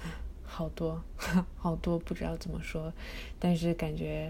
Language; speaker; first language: Chinese; early bilingual, heritage; Chinese